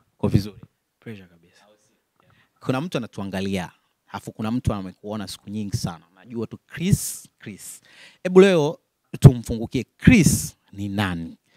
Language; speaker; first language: Swahili; native; Swahili